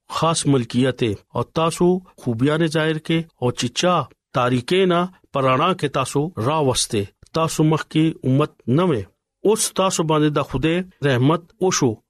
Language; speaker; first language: Pashto; non-native, local second language; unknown